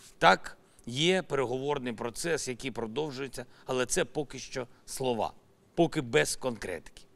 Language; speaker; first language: Ukrainian; non-native, local second language; Russian